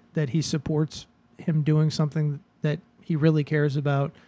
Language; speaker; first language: English; native; English